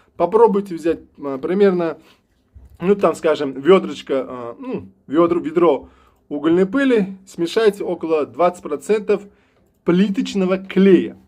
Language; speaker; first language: Russian; non-native, local second language; Uzbek